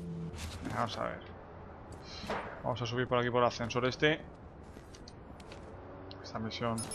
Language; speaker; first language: Spanish; native; Spanish